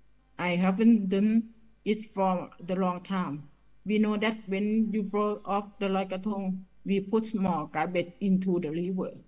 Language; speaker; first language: English; non-native, learner; Thai